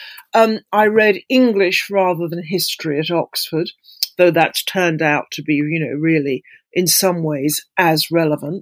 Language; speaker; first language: English; native; English